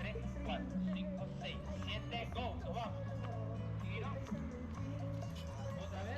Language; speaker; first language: Spanish; native; Spanish